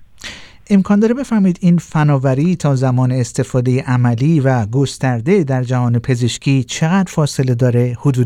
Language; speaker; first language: Persian; native; Persian